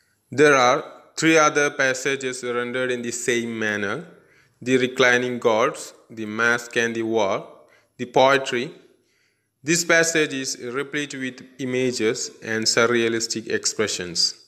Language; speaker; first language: English; non-native, local second language; Malayalam